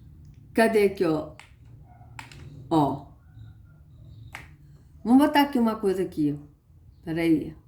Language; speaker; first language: Portuguese; native; Portuguese